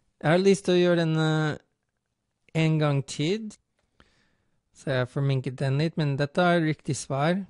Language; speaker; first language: Norwegian; non-native, fluent; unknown